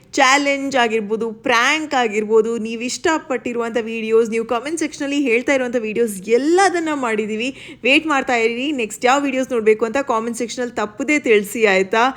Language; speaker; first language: Kannada; non-native, local second language; Tulu